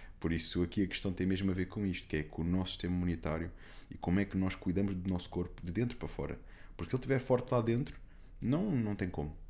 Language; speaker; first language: Portuguese; native; Portuguese